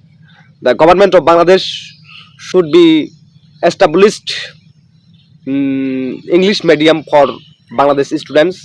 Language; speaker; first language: English; non-native, local second language; Bangla